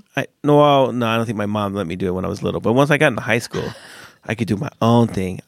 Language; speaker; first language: English; native; English